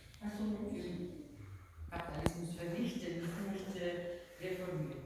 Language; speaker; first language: German; non-native, learner; Dutch